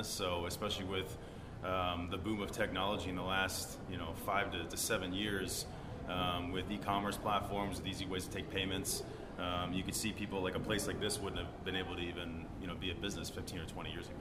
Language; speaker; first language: English; native; English